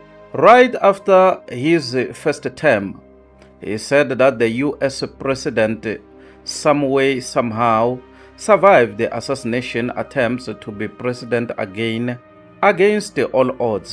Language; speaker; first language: English; non-native, local second language; Tsonga